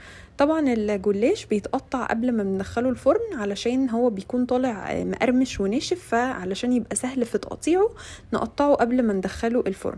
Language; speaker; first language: Arabic; native; Arabic